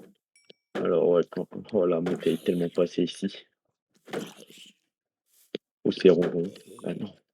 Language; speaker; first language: French; native; French